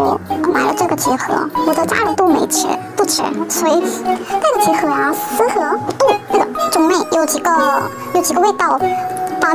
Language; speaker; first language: Chinese; non-native, learner; Korean